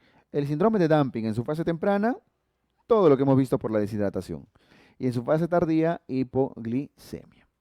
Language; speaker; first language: Spanish; native; Spanish